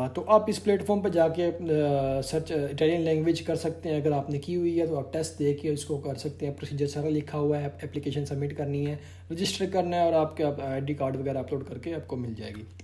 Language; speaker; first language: Urdu; non-native, local second language; Punjabi